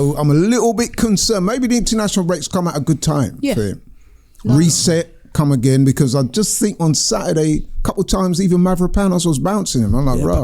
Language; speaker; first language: English; native; English